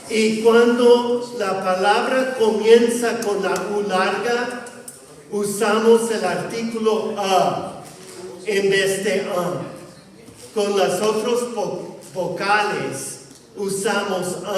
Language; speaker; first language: Spanish; non-native, fluent; English